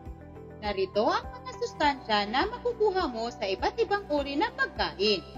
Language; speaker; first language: Filipino; native; Filipino